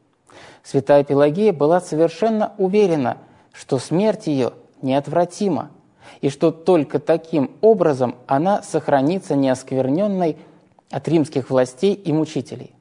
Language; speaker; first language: Russian; native; Russian